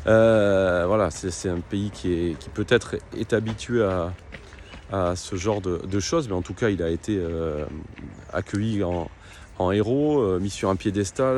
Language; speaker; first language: French; native; French